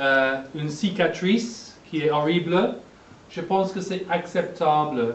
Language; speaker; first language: French; non-native, fluent; English